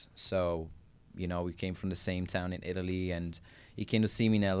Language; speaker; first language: English; non-native, fluent; Italian